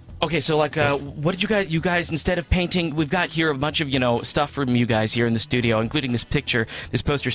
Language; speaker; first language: English; native; English